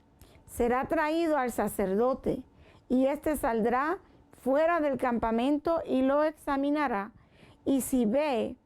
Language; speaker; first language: Spanish; native; Spanish